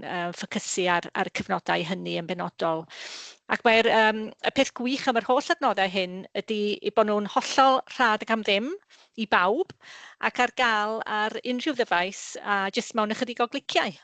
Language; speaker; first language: Welsh; native; Welsh